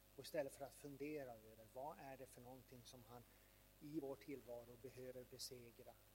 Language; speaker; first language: Swedish; native; Swedish